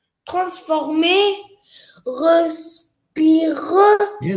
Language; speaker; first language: French; non-native, learner; Arabic